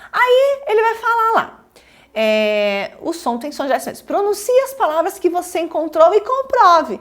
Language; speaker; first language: Portuguese; native; Portuguese